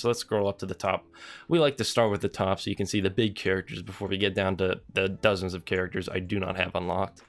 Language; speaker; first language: English; native; English